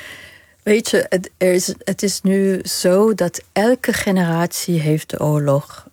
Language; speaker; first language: Dutch; non-native, fluent; Arabic